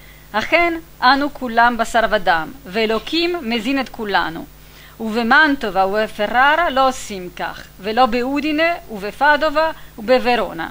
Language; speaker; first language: Hebrew; non-native, fluent; Italian